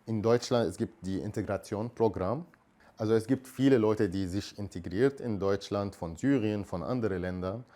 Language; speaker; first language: German; non-native, learner; Arabic